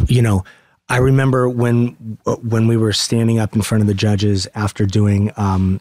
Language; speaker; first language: English; native; English